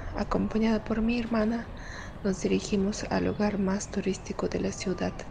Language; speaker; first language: Spanish; non-native, fluent; Russian